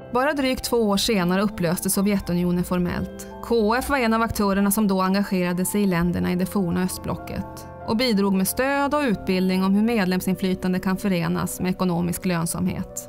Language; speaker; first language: Swedish; native; Swedish